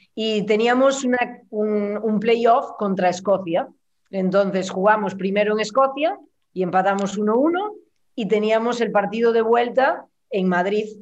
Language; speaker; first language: Spanish; native; Spanish